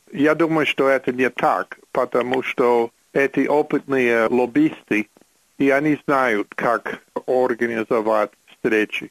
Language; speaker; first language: Russian; non-native, fluent; English